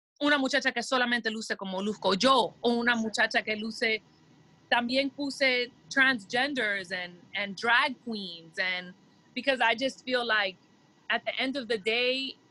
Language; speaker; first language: Spanish; early bilingual, heritage; Spanish